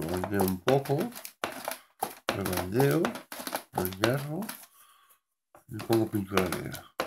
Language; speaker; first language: Spanish; non-native, local second language; Catalan